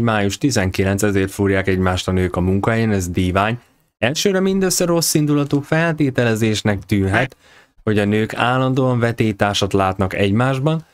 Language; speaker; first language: Hungarian; native; Hungarian